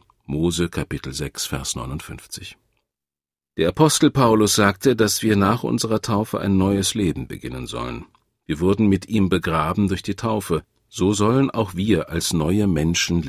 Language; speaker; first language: German; native; German